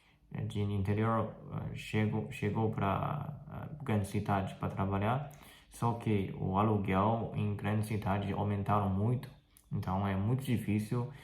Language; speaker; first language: Portuguese; non-native, fluent; Chinese